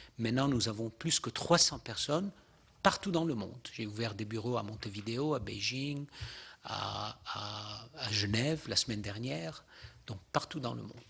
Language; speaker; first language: French; non-native, local second language; Arabic